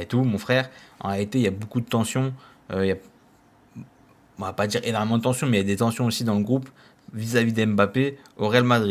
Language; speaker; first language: French; native; French